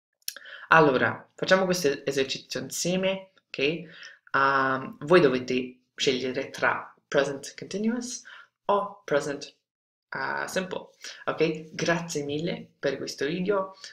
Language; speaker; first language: Italian; non-native, fluent; English